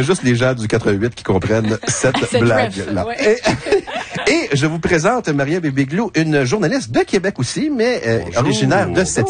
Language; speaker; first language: French; native; French